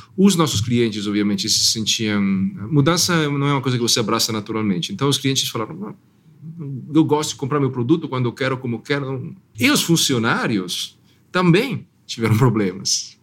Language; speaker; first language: Portuguese; non-native, fluent; Italian